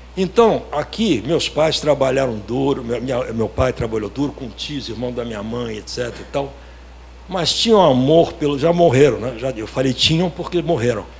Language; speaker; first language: Portuguese; early bilingual, other home language; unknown